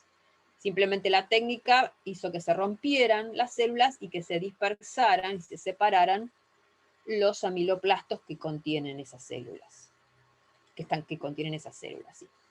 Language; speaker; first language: Spanish; native; Spanish